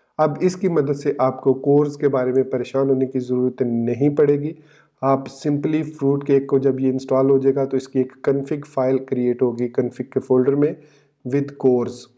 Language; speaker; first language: Urdu; native; Urdu